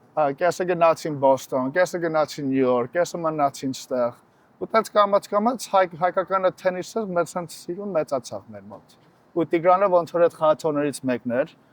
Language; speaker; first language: Armenian; early bilingual, heritage; Armenian